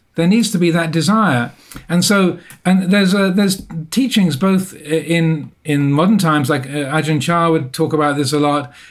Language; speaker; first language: English; native; English